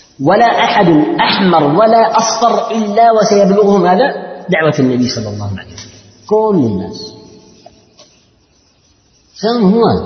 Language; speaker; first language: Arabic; non-native, fluent; Malay